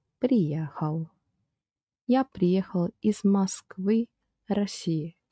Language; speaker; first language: Russian; non-native, fluent; Japanese